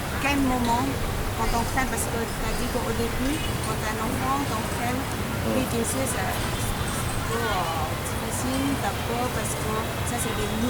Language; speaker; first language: French; non-native, learner; Vietnamese